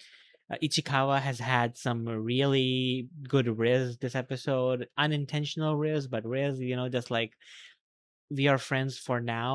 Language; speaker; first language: English; native; English